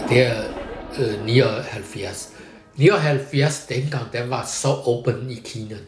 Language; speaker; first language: Danish; non-native, fluent; Chinese